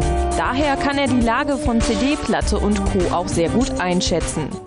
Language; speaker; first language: German; native; German